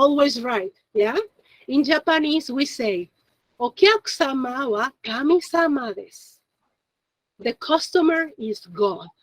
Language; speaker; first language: English; non-native, fluent; Spanish